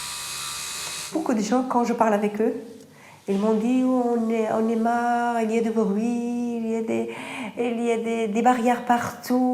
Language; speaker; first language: French; non-native, fluent; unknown